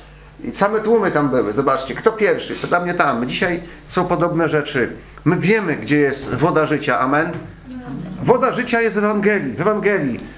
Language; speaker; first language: Polish; native; Polish